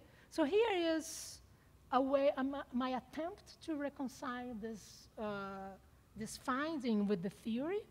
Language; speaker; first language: English; non-native, fluent; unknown